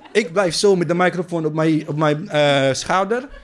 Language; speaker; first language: Dutch; non-native, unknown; Arabic